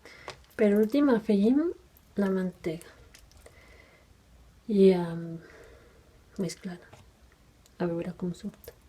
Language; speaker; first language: Catalan; non-native, fluent; Spanish